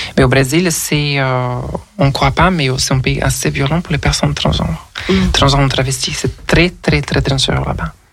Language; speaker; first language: French; non-native, fluent; Portuguese